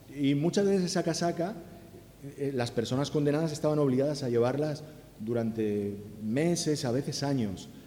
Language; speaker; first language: Spanish; native; Spanish